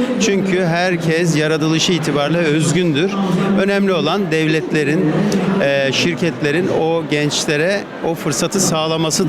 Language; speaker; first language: Turkish; native; Turkish